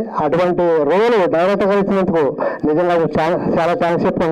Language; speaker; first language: Telugu; native; Telugu